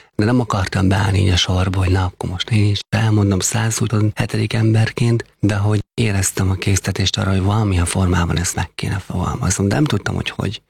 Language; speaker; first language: Hungarian; native; Hungarian